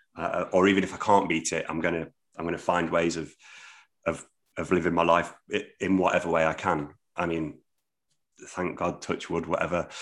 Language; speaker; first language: English; native; English